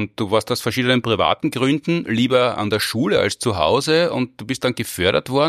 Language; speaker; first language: German; native; German